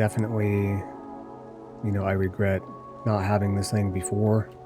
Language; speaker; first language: English; native; English